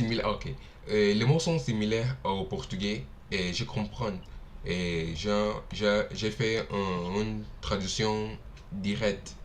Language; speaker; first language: French; non-native, learner; Portuguese